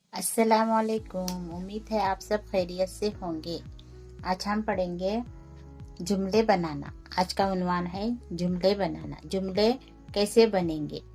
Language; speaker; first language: Urdu; native; Urdu